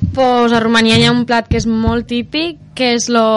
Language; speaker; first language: Catalan; early bilingual, other home language; Romanian